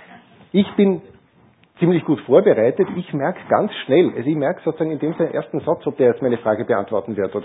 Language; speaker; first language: German; native; German